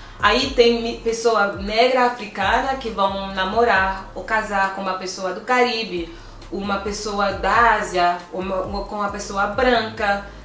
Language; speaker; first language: Portuguese; non-native, fluent; French